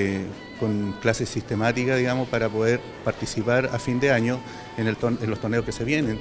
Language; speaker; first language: Spanish; native; Spanish